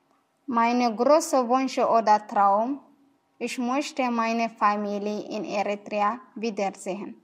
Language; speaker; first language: German; non-native, learner; Tigrinya